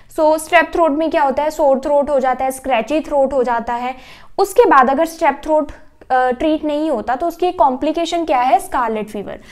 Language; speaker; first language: Hindi; native; Hindi